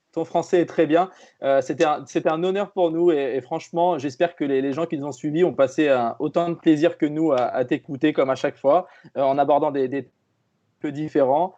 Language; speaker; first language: French; native; French